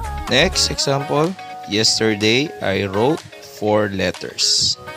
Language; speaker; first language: English; non-native, local second language; Filipino